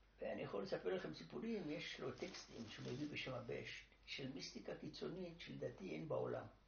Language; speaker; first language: Hebrew; non-native, fluent; Romanian